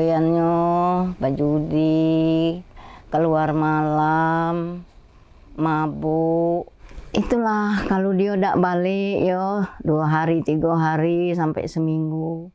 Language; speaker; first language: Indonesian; non-native, local second language; Malay